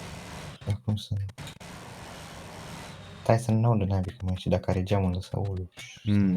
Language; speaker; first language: Romanian; native; Romanian